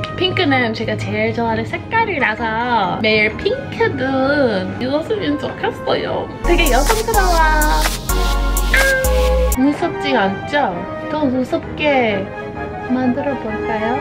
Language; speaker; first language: Korean; non-native, fluent; English